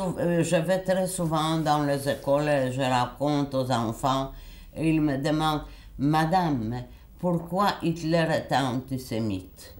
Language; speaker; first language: French; non-native, fluent; Polish